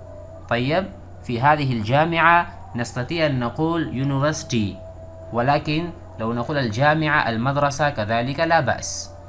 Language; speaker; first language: Arabic; non-native, fluent; Urdu